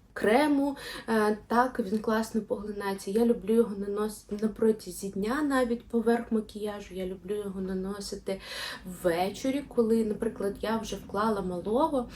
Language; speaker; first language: Ukrainian; non-native, local second language; Russian